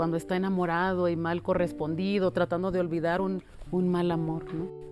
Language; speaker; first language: Spanish; early bilingual, heritage; Spanish